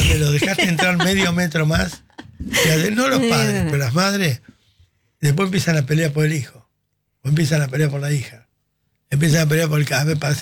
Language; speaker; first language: Spanish; native; Spanish